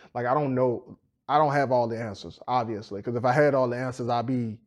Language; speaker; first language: English; native; English